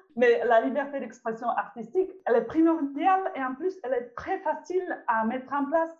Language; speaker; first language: French; non-native, fluent; Czech